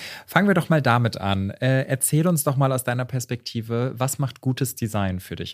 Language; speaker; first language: German; native; German